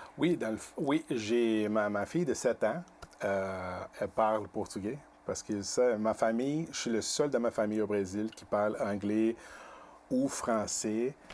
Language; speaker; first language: French; non-native, fluent; Portuguese